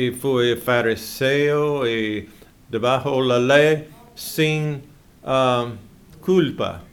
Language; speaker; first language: Spanish; non-native, learner; English